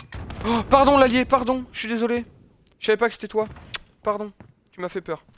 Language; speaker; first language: French; native; French